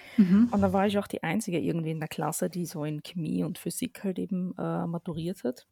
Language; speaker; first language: German; early bilingual, other home language; Arabic